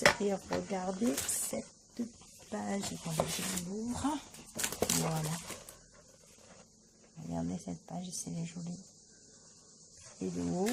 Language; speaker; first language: French; native; French